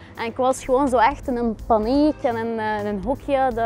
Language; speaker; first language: Dutch; non-native, learner; Arabic